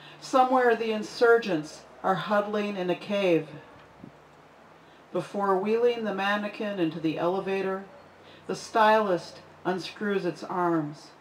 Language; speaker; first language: English; native; English